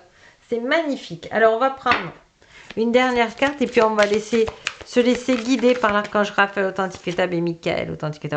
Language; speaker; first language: French; native; French